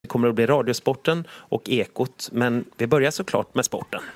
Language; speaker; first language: Swedish; native; Swedish